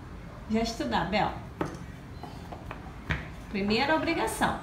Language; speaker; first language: Portuguese; native; Portuguese